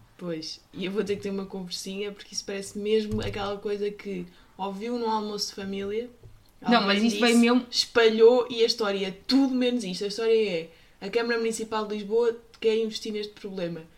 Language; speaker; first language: Portuguese; native; Portuguese